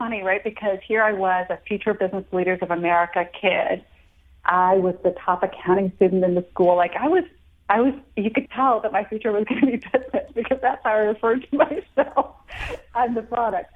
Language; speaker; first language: English; native; English